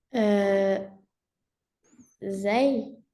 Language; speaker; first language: English; non-native, learner; French